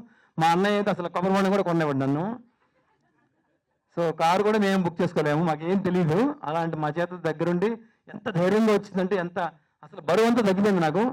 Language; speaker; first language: Telugu; native; Telugu